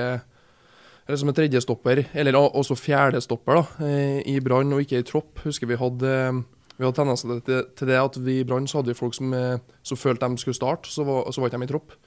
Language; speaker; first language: Norwegian; native; Norwegian